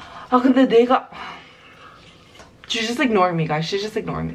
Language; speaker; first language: English; early bilingual, other home language; Korean